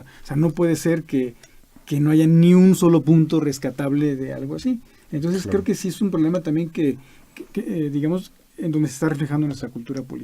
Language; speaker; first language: Spanish; native; Spanish